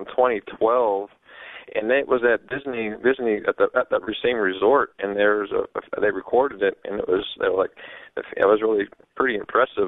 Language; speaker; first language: English; native; English